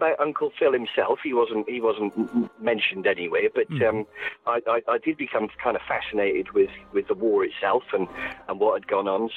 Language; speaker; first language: English; native; English